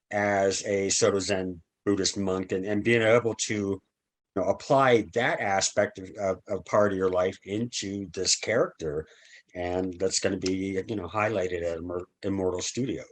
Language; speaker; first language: English; native; English